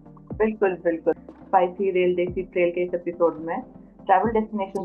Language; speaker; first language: Hindi; native; Hindi